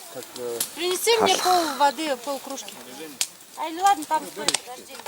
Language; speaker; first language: Russian; native; Russian